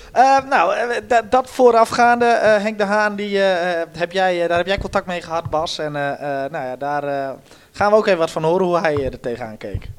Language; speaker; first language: Dutch; native; Dutch